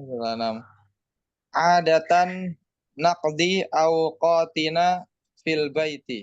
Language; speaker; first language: Arabic; non-native, learner; Indonesian